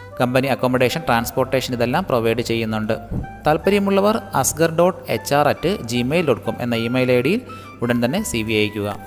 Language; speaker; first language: Malayalam; native; Malayalam